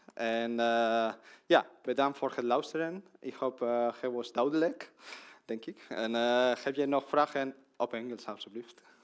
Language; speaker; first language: Dutch; non-native, learner; Spanish